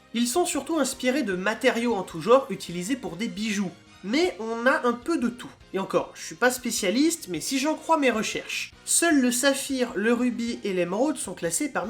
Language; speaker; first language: French; native; French